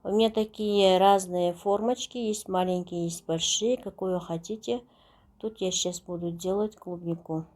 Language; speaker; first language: Russian; non-native, local second language; Kazakh